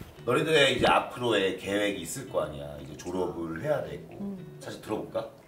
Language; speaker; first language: Korean; native; Korean